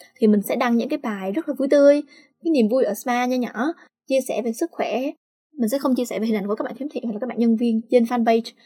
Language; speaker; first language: Vietnamese; native; Vietnamese